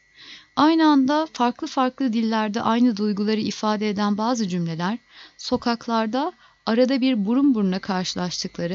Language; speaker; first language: Turkish; native; Turkish